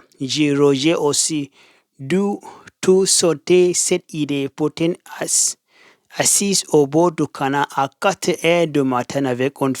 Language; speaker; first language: French; non-native, learner; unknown